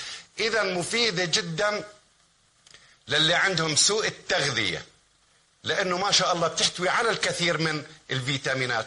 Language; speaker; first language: Arabic; native; Arabic